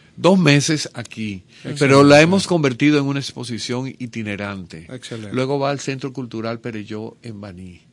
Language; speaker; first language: Spanish; native; Spanish